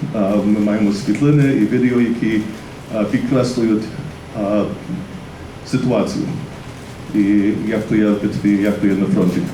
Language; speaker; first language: Ukrainian; early bilingual, heritage; English